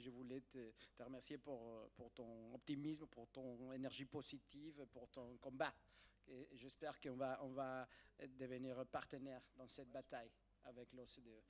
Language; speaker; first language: French; non-native, fluent; Spanish